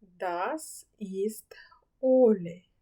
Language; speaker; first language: German; non-native, fluent; Ukrainian